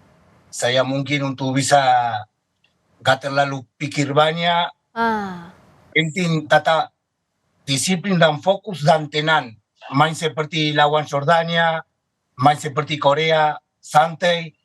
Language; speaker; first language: Indonesian; non-native, fluent; Spanish